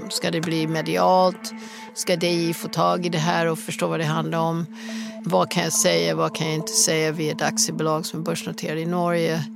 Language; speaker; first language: Swedish; non-native, fluent; English